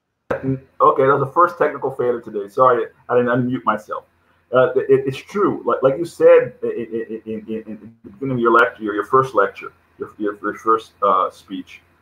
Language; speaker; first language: English; non-native, fluent; Portuguese